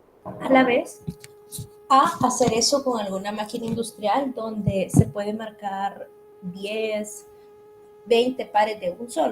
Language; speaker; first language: Spanish; native; Spanish